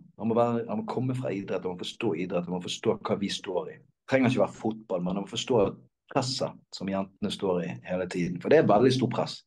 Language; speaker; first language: Norwegian; native; Norwegian